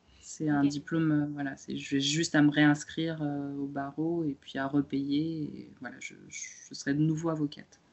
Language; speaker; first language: French; early bilingual, other home language; Romanian